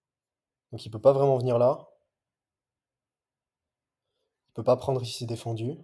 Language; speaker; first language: French; native; French